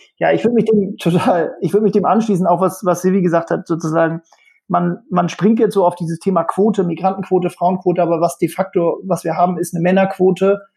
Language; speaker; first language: German; native; German